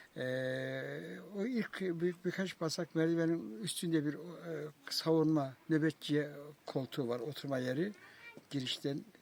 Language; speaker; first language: Turkish; native; Turkish